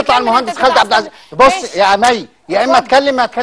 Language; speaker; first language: Arabic; native; Arabic